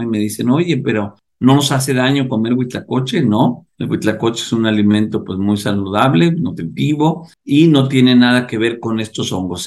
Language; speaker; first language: Spanish; native; Spanish